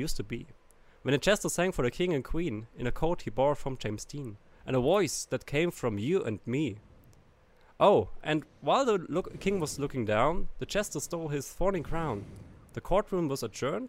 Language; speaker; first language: English; non-native, fluent; German